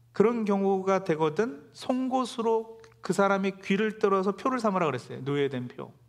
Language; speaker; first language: Korean; native; Korean